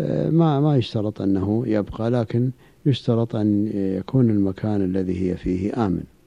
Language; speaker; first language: Arabic; native; Arabic